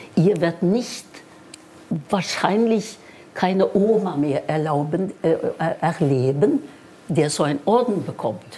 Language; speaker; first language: German; non-native, fluent; Norwegian